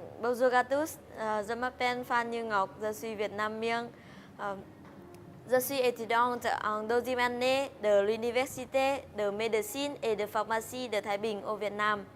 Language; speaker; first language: French; non-native, learner; Vietnamese